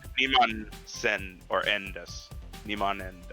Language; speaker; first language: Japanese; non-native, learner; English